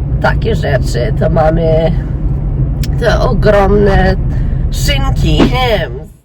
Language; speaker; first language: Polish; early bilingual, heritage; English